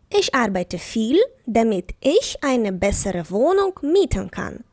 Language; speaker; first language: German; non-native, fluent; Ukrainian